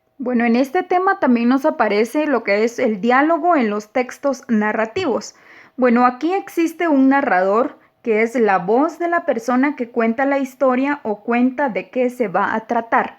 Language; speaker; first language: Spanish; native; Spanish